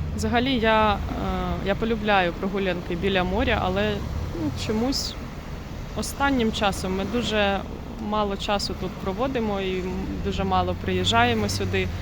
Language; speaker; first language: Ukrainian; non-native, local second language; Russian